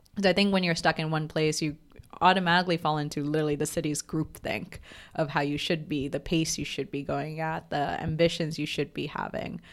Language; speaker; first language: English; non-native, local second language; Bangla